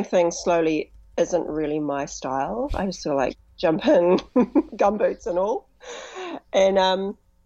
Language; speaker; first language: English; native; English